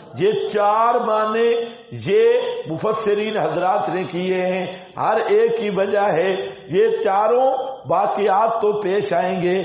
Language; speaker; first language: Urdu; non-native, local second language; Saraiki